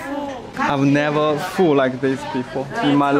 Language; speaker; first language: English; non-native, local second language; Chinese